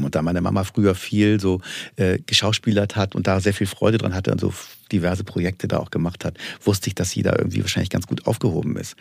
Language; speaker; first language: German; native; German